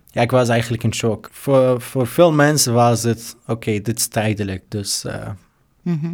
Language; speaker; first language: Dutch; non-native, fluent; Arabic